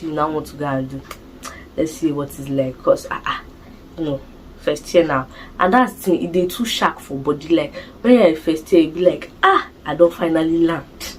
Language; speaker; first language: English; non-native, local second language; Igbo